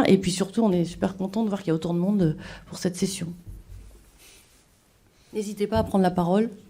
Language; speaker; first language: French; native; French